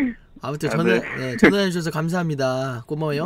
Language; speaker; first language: Korean; native; Korean